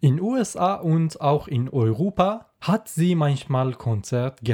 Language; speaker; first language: German; non-native, learner; Persian